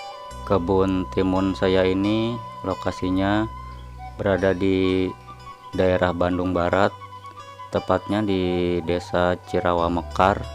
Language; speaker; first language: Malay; non-native, local second language; Sundanese